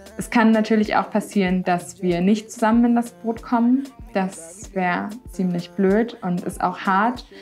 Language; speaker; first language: German; native; German